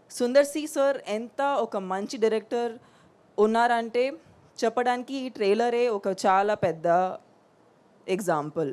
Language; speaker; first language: Telugu; non-native, local second language; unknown